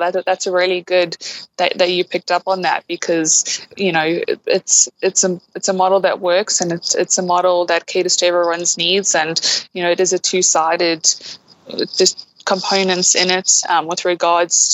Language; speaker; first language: English; native; English